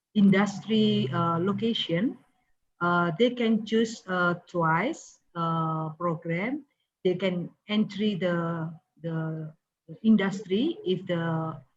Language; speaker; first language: English; non-native, learner; Indonesian